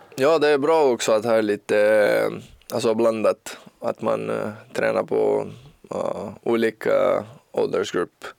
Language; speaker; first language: Swedish; non-native, learner; Portuguese